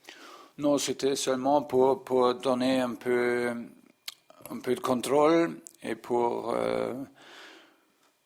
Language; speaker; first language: French; non-native, learner; German